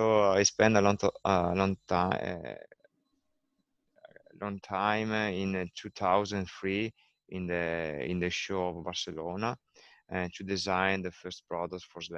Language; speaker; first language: English; non-native, learner; Italian